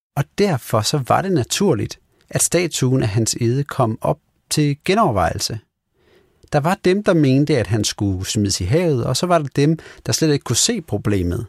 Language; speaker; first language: Danish; native; Danish